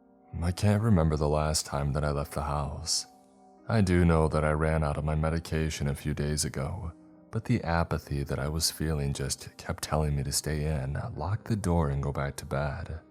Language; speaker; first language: English; native; English